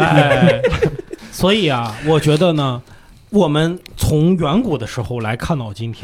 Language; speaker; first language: Chinese; native; Chinese